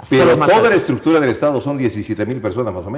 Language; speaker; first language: Spanish; native; Spanish